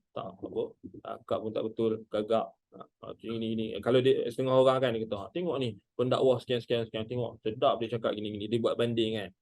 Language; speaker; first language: Malay; native; Malay